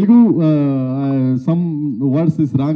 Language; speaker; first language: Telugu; non-native, learner; Kannada